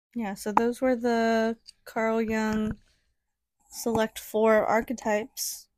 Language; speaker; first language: English; native; English